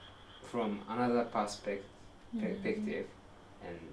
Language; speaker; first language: English; non-native, learner; Japanese